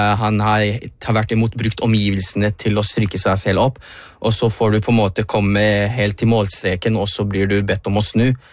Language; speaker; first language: Norwegian; early bilingual, other home language; Somali